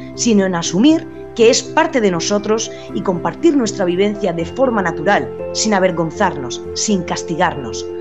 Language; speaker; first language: Spanish; native; Spanish